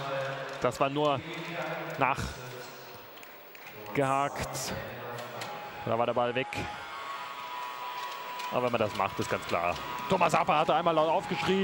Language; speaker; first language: German; native; German